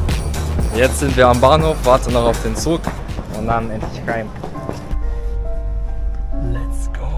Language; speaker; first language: German; native; German